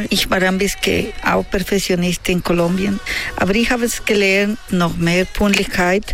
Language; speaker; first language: German; non-native, learner; Spanish